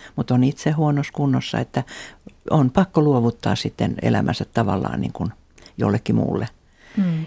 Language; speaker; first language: Finnish; native; Finnish